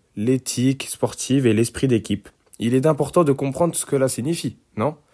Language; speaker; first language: French; native; French